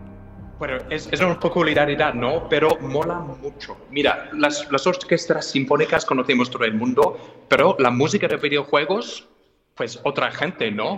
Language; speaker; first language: Spanish; non-native, fluent; English